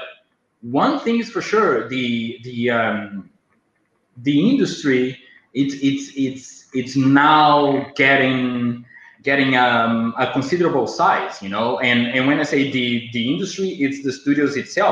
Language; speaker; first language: English; non-native, fluent; Portuguese